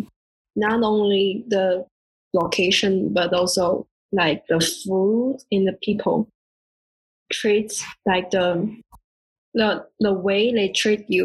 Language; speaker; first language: English; non-native, learner; Chinese